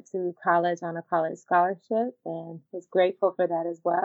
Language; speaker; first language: English; native; English